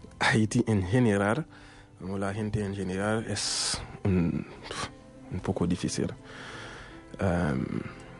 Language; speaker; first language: Spanish; non-native, local second language; Haitian Creole